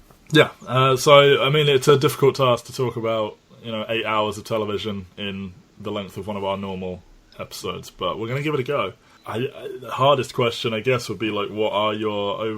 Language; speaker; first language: English; native; English